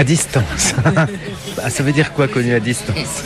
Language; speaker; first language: French; native; French